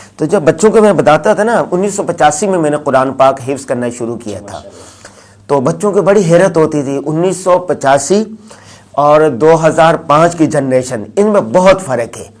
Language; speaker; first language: Urdu; non-native, local second language; Punjabi